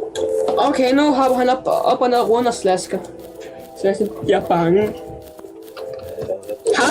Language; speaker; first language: Danish; native; Danish